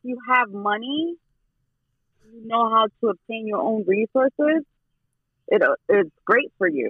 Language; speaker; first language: English; native; English